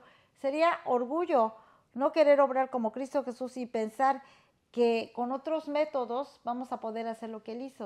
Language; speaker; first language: Spanish; native; Spanish